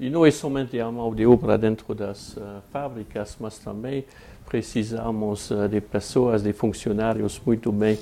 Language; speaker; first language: Portuguese; non-native, fluent; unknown